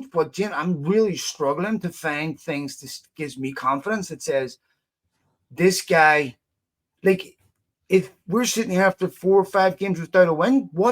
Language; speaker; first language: English; native; English